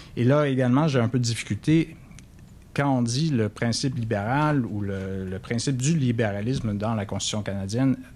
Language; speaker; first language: French; native; French